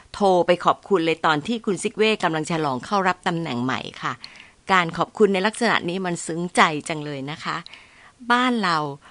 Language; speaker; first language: Thai; native; Thai